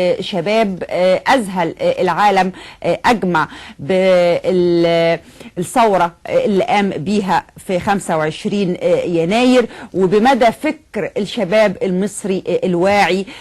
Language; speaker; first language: Arabic; native; Arabic